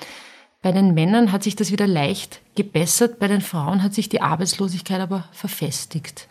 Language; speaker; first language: German; native; German